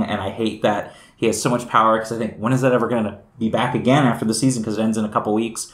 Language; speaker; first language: English; native; English